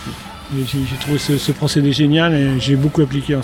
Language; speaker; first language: French; native; French